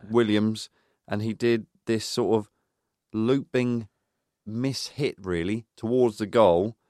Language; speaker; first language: English; native; English